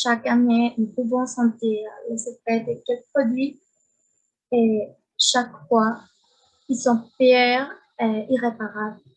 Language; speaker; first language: French; non-native, learner; Spanish